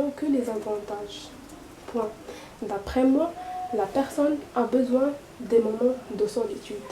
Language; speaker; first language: French; non-native, local second language; Arabic